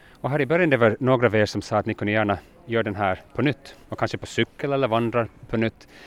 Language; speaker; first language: Swedish; native; Swedish